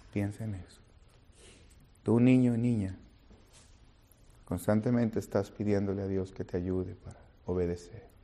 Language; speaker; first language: Spanish; native; Spanish